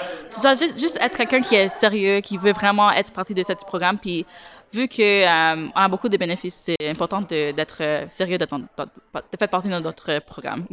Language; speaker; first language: French; native; French